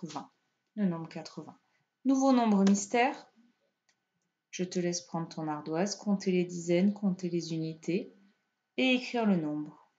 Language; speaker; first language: French; native; French